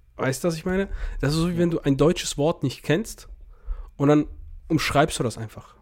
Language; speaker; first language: German; early bilingual, other home language; Russian